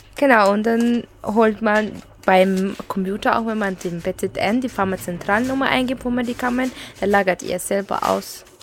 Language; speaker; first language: German; non-native, learner; Arabic